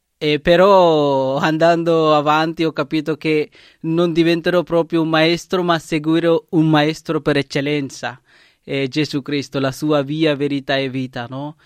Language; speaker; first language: Italian; non-native, fluent; Sinhala